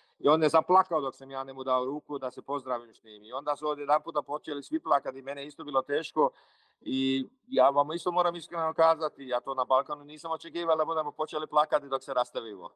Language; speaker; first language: Croatian; early bilingual, heritage; Croatian